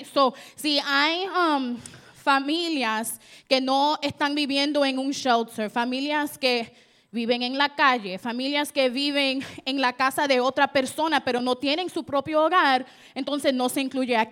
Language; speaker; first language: Spanish; early bilingual, heritage; Spanish